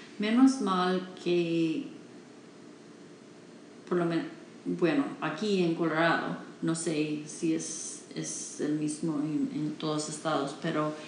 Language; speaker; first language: Spanish; non-native, learner; English